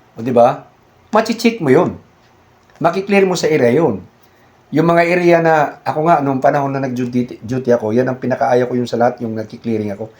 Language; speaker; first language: Filipino; native; Filipino